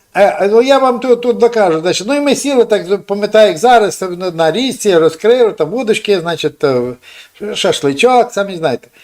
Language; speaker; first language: Ukrainian; native; Ukrainian